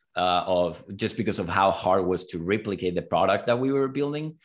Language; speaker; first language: English; non-native, fluent; Spanish